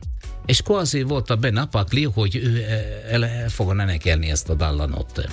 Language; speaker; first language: Hungarian; non-native, fluent; Italian